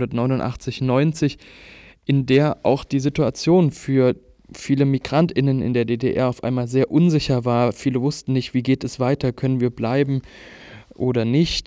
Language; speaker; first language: German; native; German